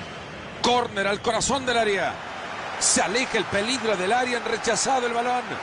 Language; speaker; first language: Spanish; native; Spanish